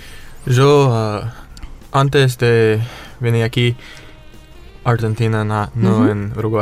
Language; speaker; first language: Spanish; non-native, learner; English